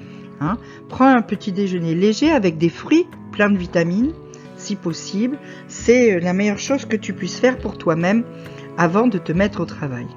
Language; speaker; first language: French; native; French